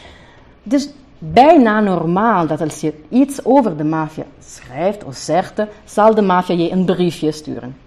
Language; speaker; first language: Dutch; non-native, fluent; Italian